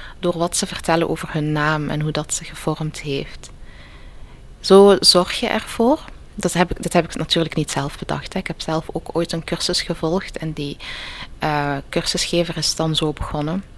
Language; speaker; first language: Dutch; early bilingual, other home language; Riffian